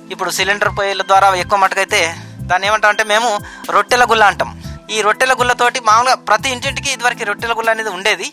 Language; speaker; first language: Telugu; native; Telugu